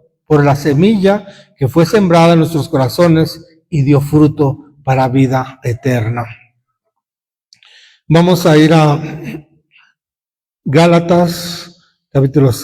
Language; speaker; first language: Spanish; native; Spanish